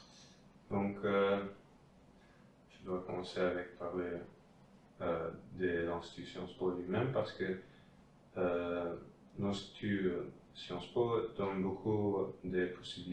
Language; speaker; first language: French; non-native, fluent; Dutch